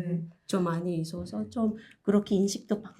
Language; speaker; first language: Korean; non-native, learner; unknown